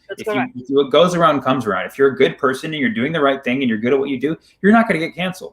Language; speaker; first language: English; early bilingual, other home language; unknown